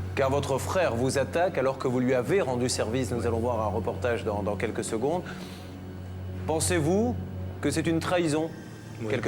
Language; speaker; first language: French; native; French